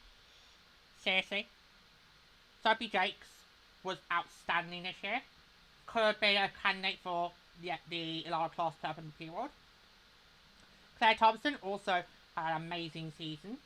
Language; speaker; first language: English; native; English